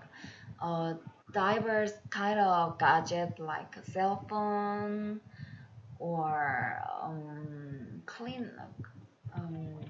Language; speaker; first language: English; non-native, learner; Korean